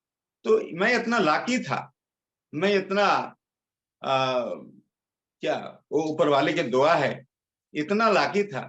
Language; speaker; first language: Hindi; non-native, local second language; Bangla